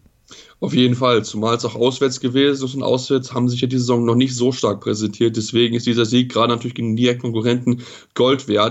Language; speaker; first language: German; native; German